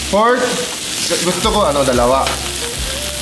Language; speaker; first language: Filipino; non-native, fluent; Korean